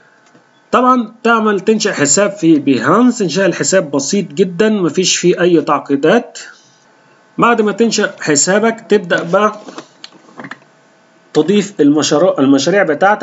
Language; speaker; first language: Arabic; native; Arabic